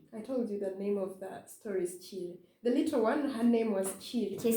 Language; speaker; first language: English; non-native, fluent; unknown